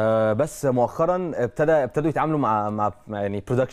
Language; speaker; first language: Arabic; native; Arabic